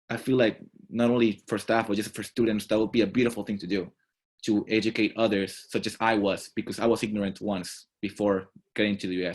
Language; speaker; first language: English; non-native, fluent; Spanish